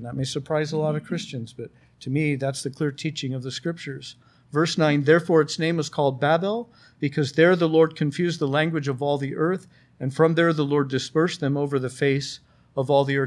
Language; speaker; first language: English; native; English